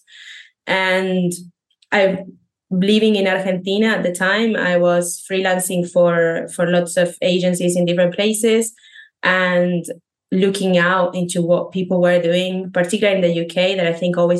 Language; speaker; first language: English; non-native, fluent; Spanish